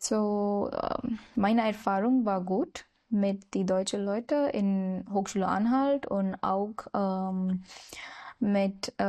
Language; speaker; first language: German; non-native, learner; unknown